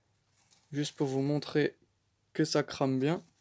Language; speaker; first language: French; native; French